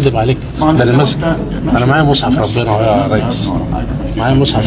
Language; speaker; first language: Arabic; native; Arabic